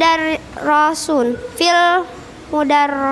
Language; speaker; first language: Arabic; non-native, learner; Indonesian